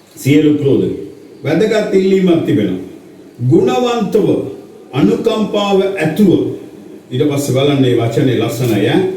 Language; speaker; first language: Sinhala; native; Sinhala